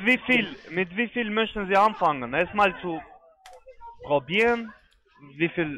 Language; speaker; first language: German; non-native, fluent; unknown